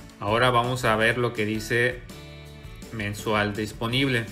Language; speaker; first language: Spanish; native; Spanish